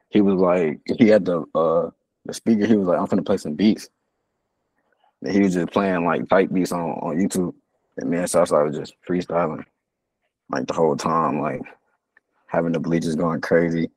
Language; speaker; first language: English; native; English